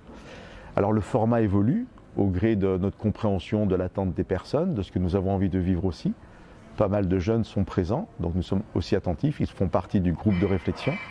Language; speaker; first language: French; native; French